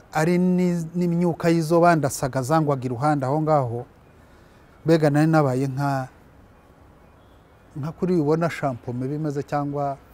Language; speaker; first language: Kinyarwanda; early bilingual, heritage; Kinyarwanda